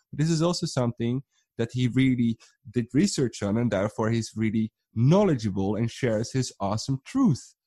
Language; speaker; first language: English; non-native, fluent; Dutch